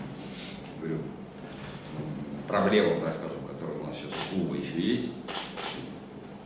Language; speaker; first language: Russian; native; Russian